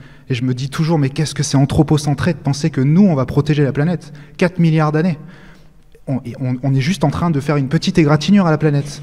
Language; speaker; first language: French; native; French